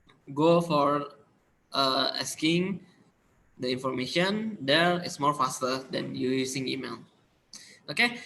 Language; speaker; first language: English; non-native, learner; Indonesian